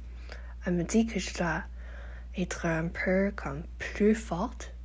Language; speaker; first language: French; non-native, learner; English